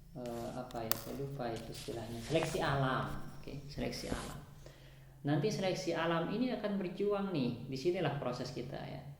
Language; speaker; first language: Indonesian; non-native, local second language; Sasak